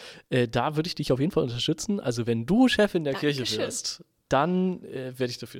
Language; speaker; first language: German; native; German